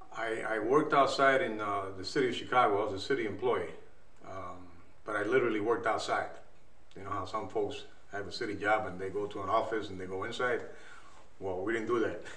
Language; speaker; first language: English; native; English